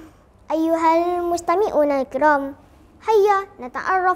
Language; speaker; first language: Arabic; non-native, learner; Malay